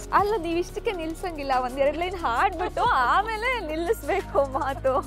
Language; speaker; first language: Kannada; native; Kannada